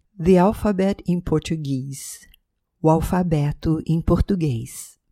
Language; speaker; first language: Portuguese; native; Portuguese